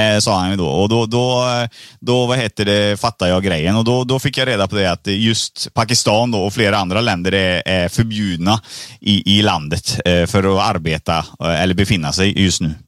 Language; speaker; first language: Swedish; early bilingual, other home language; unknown